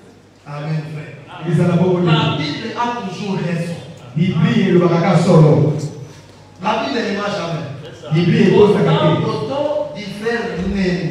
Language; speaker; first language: French; non-native, local second language; Lingala